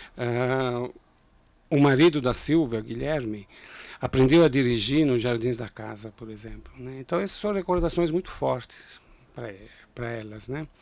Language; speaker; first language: Portuguese; non-native, fluent; Italian